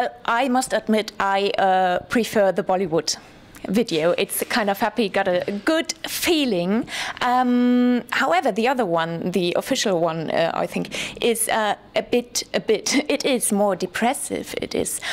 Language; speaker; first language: English; non-native, fluent; German